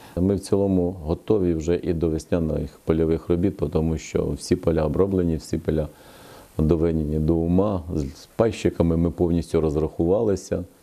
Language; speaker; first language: Ukrainian; native; Ukrainian